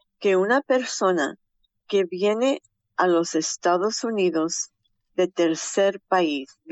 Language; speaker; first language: Spanish; early bilingual, heritage; Spanish